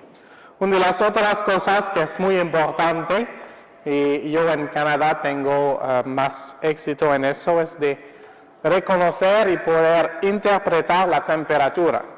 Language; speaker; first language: Spanish; non-native, fluent; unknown